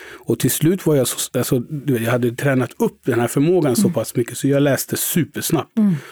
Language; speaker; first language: Swedish; early bilingual, other home language; Persian